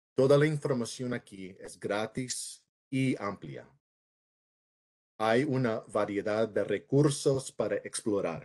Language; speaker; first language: Spanish; early bilingual, heritage; English